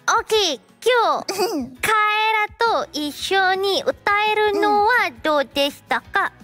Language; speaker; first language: Japanese; non-native, learner; Indonesian